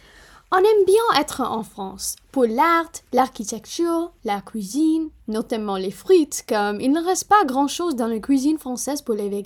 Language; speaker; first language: French; non-native, fluent; Punjabi